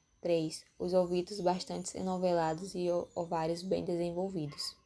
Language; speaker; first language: Portuguese; native; Portuguese